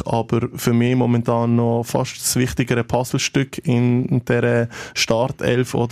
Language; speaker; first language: German; native; German